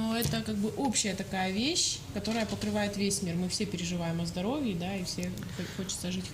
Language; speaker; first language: Russian; native; Russian